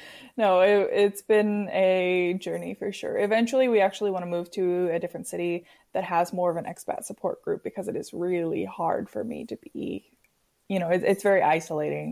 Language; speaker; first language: English; native; English